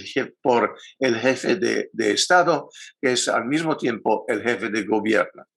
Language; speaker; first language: Spanish; non-native, fluent; Italian